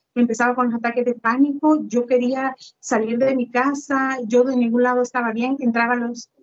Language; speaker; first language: Spanish; native; Spanish